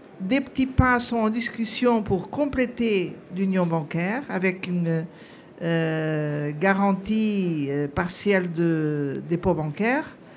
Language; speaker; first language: French; non-native, fluent; Portuguese